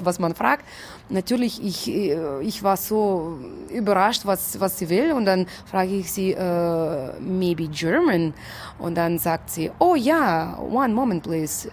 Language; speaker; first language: German; non-native, fluent; Russian